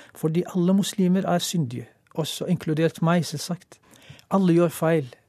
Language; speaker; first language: Norwegian; non-native, fluent; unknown